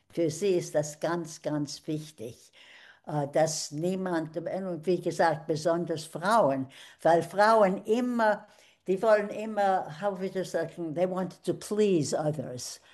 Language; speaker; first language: German; early bilingual, heritage; German